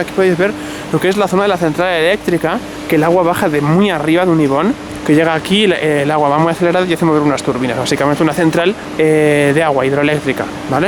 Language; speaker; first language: Spanish; native; Spanish